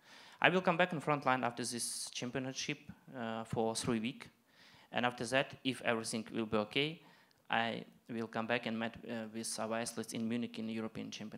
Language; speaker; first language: English; non-native, learner; Ukrainian